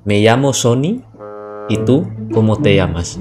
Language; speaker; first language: Spanish; non-native, learner; Indonesian